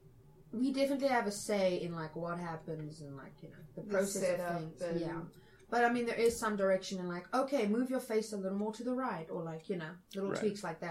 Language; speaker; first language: English; native; English